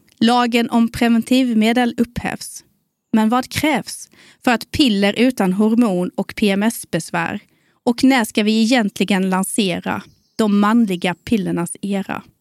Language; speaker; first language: Swedish; native; Swedish